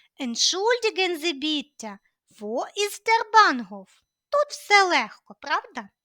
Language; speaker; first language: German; non-native, fluent; Ukrainian